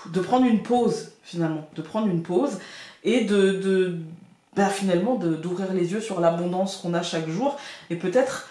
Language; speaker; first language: French; native; French